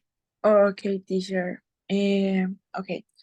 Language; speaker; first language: English; non-native, learner; Spanish